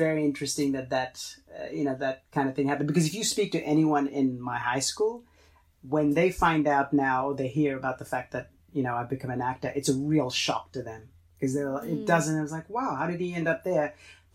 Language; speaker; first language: English; non-native, fluent; Tamil